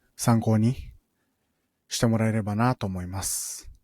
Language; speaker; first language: Japanese; early bilingual, other home language; Filipino